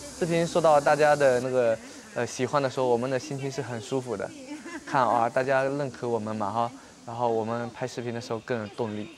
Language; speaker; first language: Chinese; native; Chinese